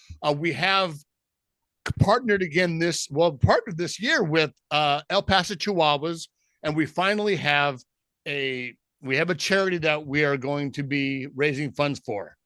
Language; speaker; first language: English; native; English